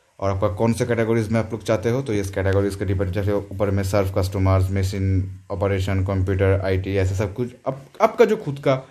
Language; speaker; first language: Hindi; non-native, local second language; Bangla